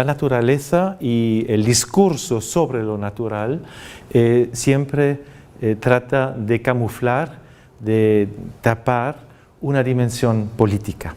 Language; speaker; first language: Spanish; non-native, fluent; German